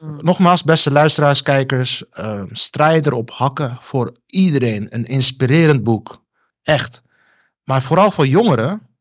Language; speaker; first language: Dutch; early bilingual, other home language; Turkish